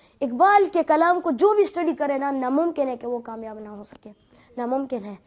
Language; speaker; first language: Urdu; non-native, local second language; Pashto